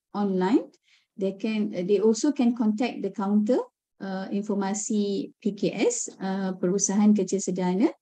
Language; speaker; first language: English; non-native, local second language; Malay